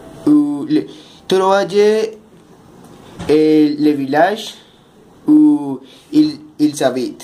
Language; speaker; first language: French; non-native, learner; Spanish